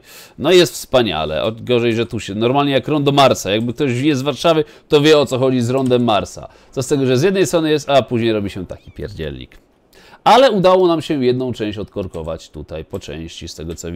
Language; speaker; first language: Polish; native; Polish